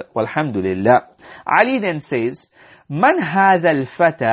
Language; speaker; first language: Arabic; non-native, fluent; English